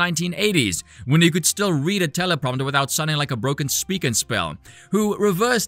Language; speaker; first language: English; native; English